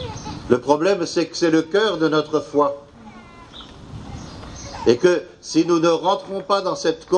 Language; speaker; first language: French; native; French